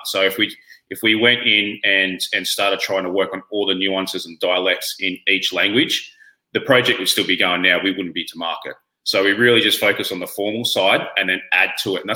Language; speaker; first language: English; native; English